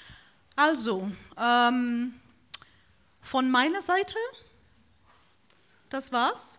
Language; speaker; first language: German; non-native, fluent; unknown